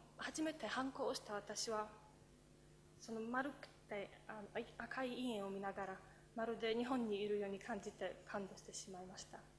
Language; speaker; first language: Japanese; non-native, fluent; Polish